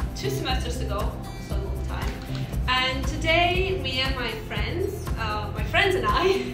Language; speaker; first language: English; non-native, fluent; Romanian